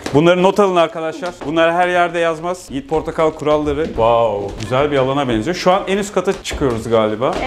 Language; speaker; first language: Turkish; native; Turkish